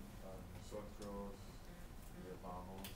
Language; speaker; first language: Spanish; non-native, learner; English